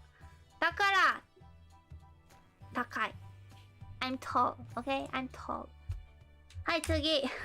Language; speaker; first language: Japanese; non-native, learner; English